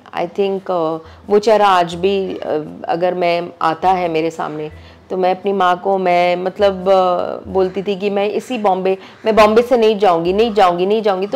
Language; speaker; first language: Hindi; non-native, local second language; Tamil